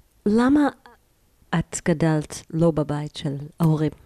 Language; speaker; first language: Hebrew; native; Hebrew